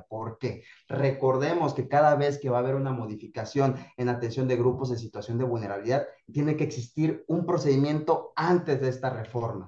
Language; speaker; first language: Spanish; native; Spanish